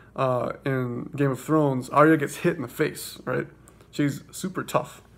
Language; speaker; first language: English; native; English